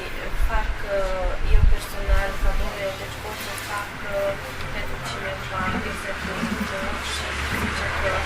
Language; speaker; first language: Romanian; non-native, local second language; Hungarian